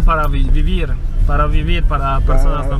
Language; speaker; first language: Spanish; non-native, learner; Polish